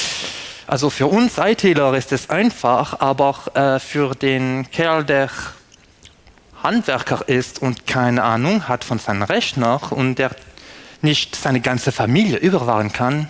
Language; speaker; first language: German; non-native, fluent; French